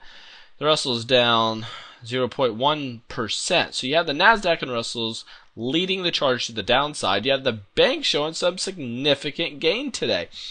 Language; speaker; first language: English; native; English